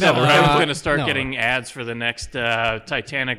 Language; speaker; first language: English; native; English